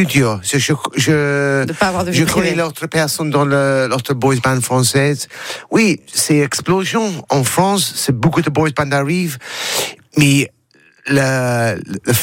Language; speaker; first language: French; non-native, learner; English